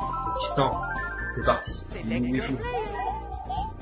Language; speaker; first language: French; native; French